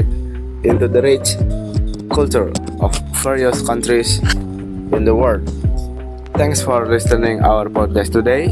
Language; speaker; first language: English; non-native, learner; Indonesian